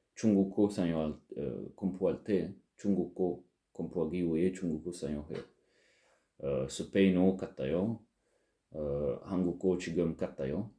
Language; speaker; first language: Korean; non-native, learner; French